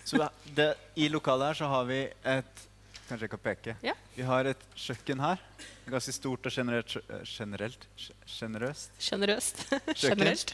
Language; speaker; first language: Norwegian; native; Norwegian